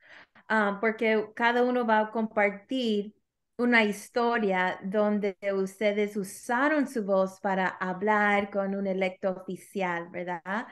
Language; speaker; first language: Spanish; early bilingual, heritage; Spanish